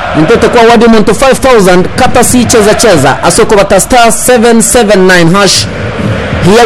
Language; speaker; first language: Swahili; non-native, local second language; Gusii